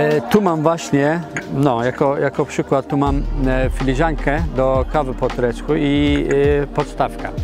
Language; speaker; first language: Polish; non-native, fluent; Turkish